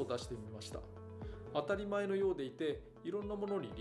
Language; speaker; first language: Japanese; native; Japanese